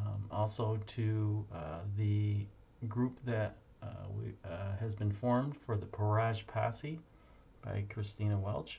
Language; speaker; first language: English; native; English